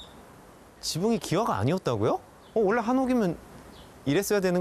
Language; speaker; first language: Korean; native; Korean